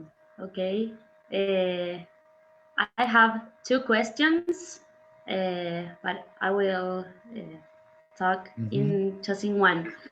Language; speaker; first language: English; non-native, learner; Spanish